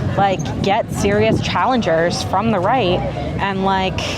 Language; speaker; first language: English; early bilingual, other home language; Urdu